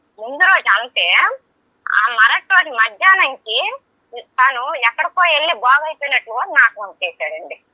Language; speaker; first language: Telugu; native; Telugu